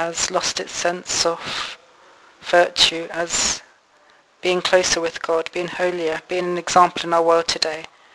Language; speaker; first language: English; native; English